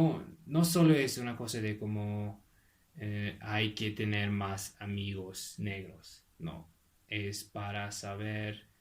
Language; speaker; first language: Spanish; non-native, fluent; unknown